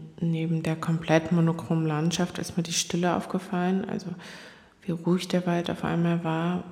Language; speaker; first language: German; non-native, fluent; Korean